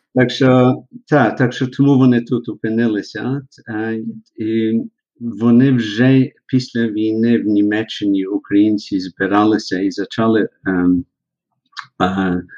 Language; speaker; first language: Ukrainian; early bilingual, heritage; English